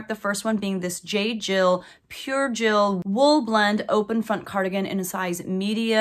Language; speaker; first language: English; native; English